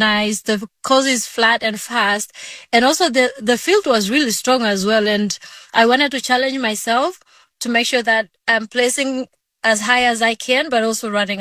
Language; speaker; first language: English; non-native, local second language; Kalenjin